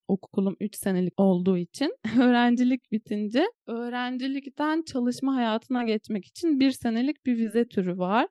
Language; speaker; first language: Turkish; native; Turkish